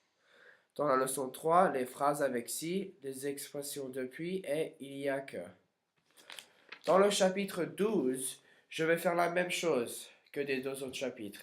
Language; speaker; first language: French; non-native, learner; English